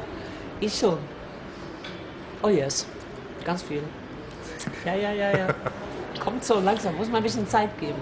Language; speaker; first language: German; non-native, fluent; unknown